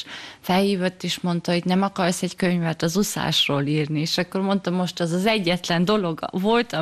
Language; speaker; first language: Hungarian; early bilingual, heritage; German